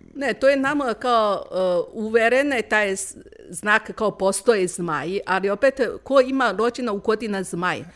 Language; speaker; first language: Croatian; non-native, learner; Chinese